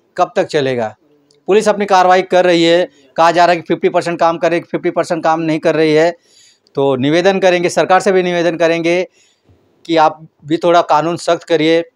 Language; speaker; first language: Hindi; native; Hindi